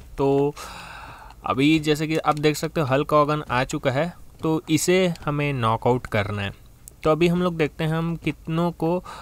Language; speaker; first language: Hindi; native; Hindi